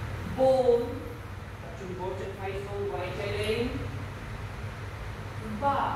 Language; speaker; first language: Vietnamese; non-native, learner; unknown